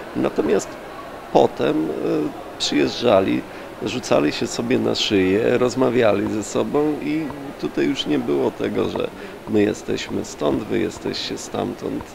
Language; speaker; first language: Polish; native; Polish